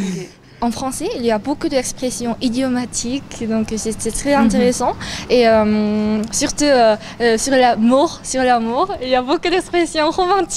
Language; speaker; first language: French; non-native, learner; Korean